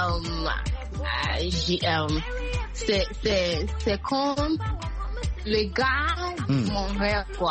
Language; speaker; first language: French; non-native, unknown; Akan